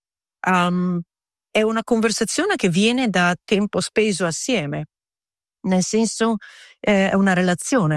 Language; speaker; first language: Italian; early bilingual, heritage; Italian